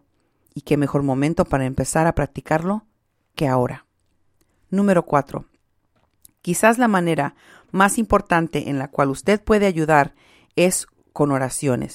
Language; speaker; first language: Spanish; native; Spanish